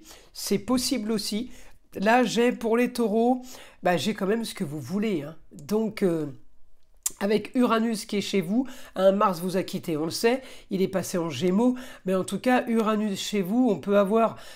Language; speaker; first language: French; native; French